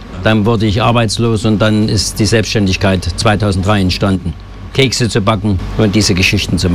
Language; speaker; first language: German; native; German